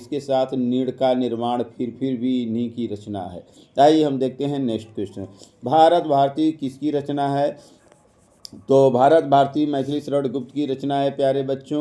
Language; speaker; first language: Hindi; native; Hindi